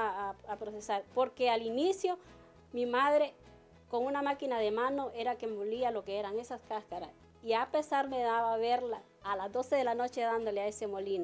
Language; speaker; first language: Spanish; native; Spanish